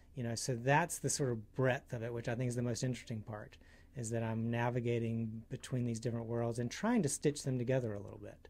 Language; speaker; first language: English; native; English